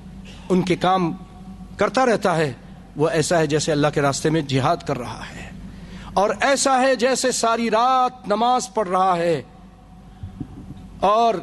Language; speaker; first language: Urdu; native; Urdu